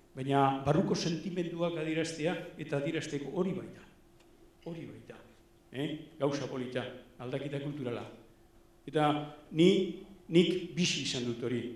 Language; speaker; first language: Basque; non-native, local second language; Spanish